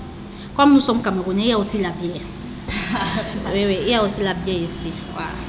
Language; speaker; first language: French; non-native, local second language; English